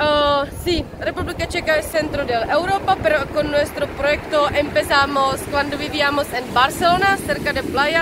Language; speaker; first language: Spanish; non-native, learner; Czech